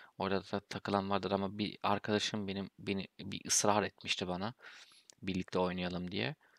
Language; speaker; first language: Turkish; early bilingual, heritage; Turkish